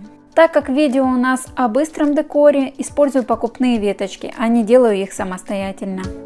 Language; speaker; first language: Russian; native; Russian